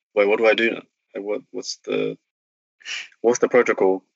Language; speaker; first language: English; native; English